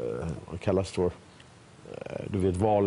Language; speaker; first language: Swedish; non-native, fluent; Persian